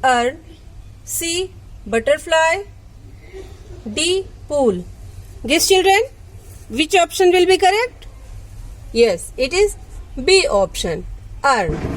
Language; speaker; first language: English; non-native, local second language; Hindi